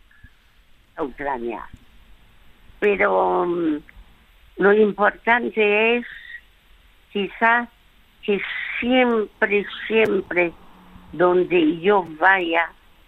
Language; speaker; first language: Spanish; early bilingual, other home language; French